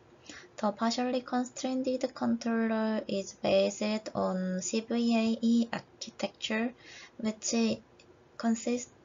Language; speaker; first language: English; non-native, fluent; Korean